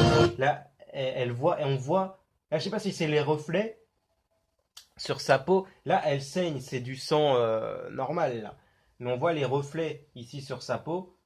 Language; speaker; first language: French; native; French